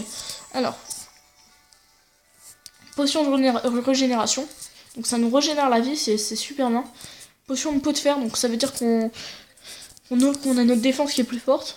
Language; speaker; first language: French; native; French